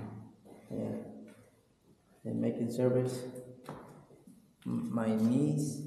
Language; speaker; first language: English; non-native, learner; Spanish